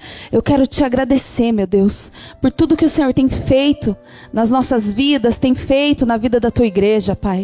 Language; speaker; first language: Portuguese; native; Portuguese